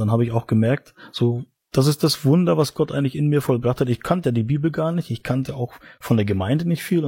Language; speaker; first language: German; native; German